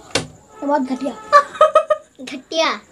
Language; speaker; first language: Hindi; non-native, local second language; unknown